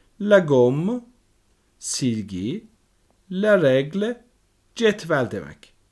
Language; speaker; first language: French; non-native, fluent; Turkish